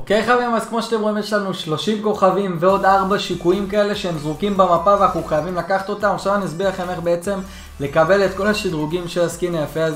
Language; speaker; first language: Hebrew; native; Hebrew